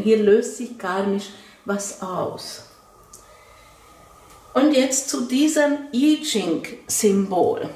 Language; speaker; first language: German; non-native, fluent; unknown